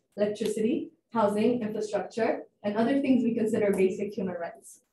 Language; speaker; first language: English; non-native, fluent; Amharic